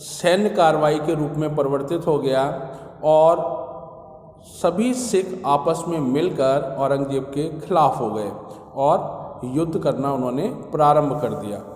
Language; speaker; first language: Hindi; native; Hindi